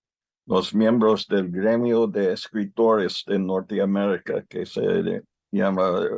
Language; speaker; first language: Spanish; non-native, learner; English